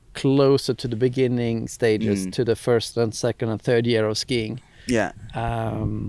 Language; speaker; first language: English; non-native, fluent; Swedish